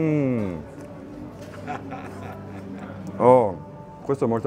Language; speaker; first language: Italian; non-native, learner; English